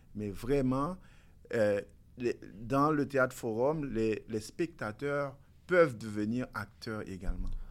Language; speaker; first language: French; non-native, local second language; Haitian Creole